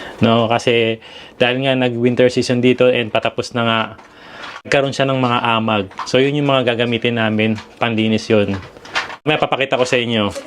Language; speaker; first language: Filipino; native; Filipino